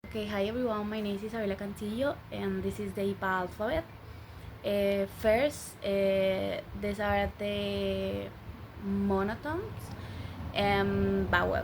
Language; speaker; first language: English; non-native, learner; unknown